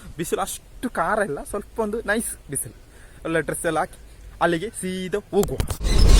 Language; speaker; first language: Kannada; non-native, local second language; Tulu